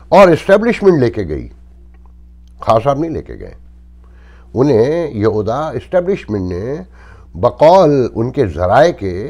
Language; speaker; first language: Urdu; native; Urdu